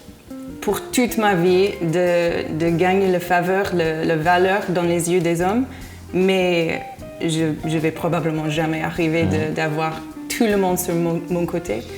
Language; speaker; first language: French; non-native, fluent; English